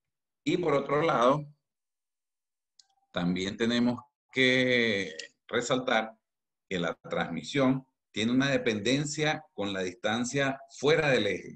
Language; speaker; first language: Spanish; native; Spanish